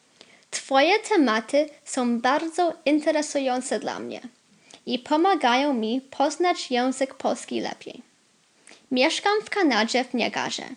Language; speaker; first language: Polish; early bilingual, heritage; Polish